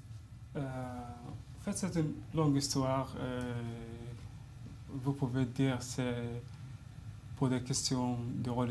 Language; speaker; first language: French; non-native, fluent; Arabic